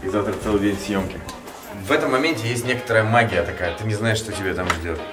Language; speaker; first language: Russian; native; Russian